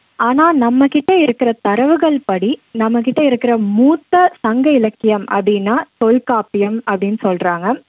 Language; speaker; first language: Tamil; early bilingual, heritage; Tamil